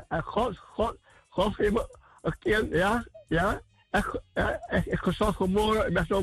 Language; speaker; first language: Dutch; non-native, learner; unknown